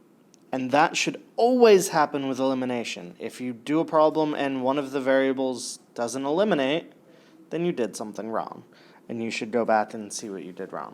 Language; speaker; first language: English; native; English